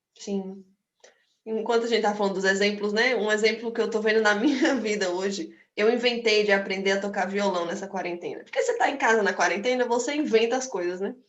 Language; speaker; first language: Portuguese; native; Portuguese